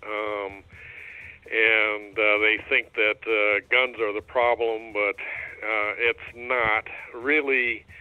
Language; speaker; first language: English; native; English